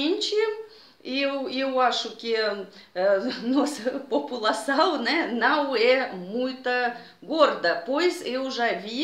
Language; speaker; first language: Portuguese; non-native, fluent; Russian